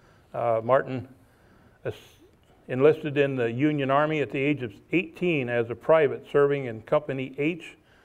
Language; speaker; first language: English; native; English